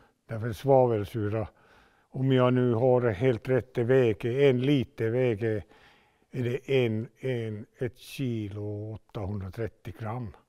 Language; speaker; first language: Swedish; non-native, local second language; Finnish